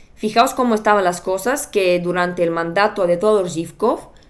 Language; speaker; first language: Spanish; non-native, fluent; Bulgarian